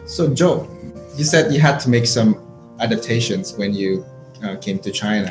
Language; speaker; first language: English; non-native, fluent; Indonesian